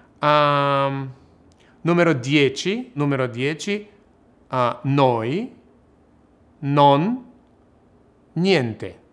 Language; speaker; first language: Italian; non-native, fluent; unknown